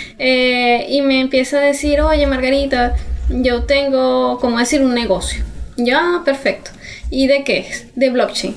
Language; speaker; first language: Spanish; native; Spanish